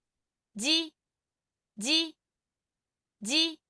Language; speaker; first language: Japanese; non-native, learner; Filipino